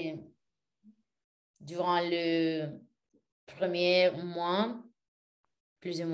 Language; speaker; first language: French; non-native, learner; Spanish